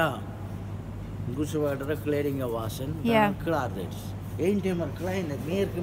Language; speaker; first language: Dutch; non-native, learner; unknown